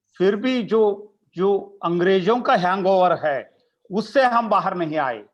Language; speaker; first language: Hindi; non-native, local second language; Kannada